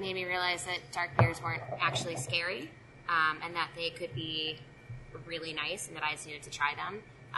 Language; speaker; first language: English; native; English